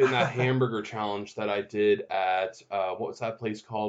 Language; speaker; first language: English; native; English